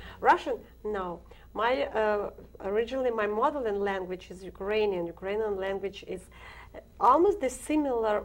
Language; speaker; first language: English; non-native, learner; Ukrainian